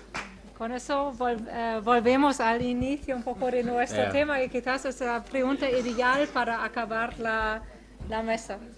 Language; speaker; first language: Spanish; non-native, fluent; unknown